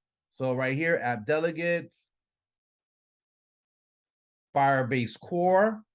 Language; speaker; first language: English; native; English